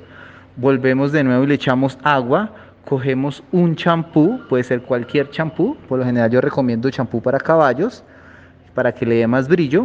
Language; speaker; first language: Spanish; native; Spanish